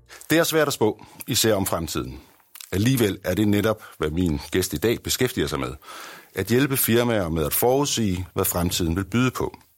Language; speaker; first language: Danish; native; Danish